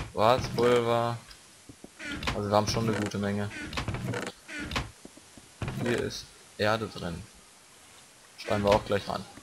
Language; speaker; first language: German; native; German